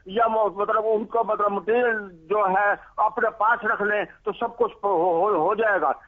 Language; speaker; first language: Hindi; native; Hindi